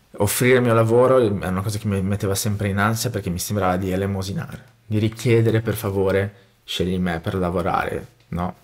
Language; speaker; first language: Italian; non-native, fluent; Portuguese